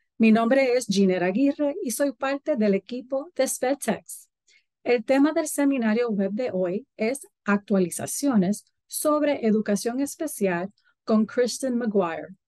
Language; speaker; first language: Spanish; early bilingual, heritage; Spanish